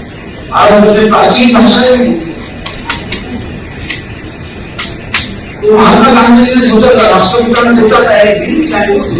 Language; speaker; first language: Hindi; non-native, learner; Bangla